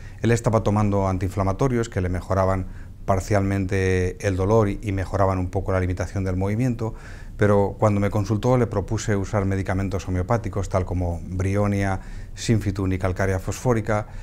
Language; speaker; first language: Spanish; native; Spanish